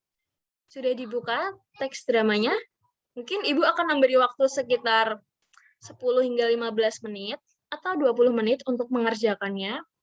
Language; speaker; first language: Indonesian; native; Indonesian